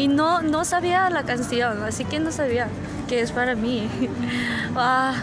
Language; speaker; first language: Spanish; non-native, learner; Korean